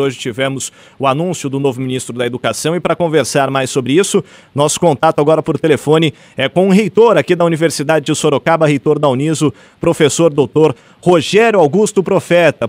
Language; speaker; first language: Portuguese; native; Portuguese